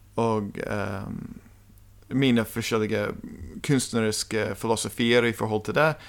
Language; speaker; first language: Norwegian; non-native, fluent; English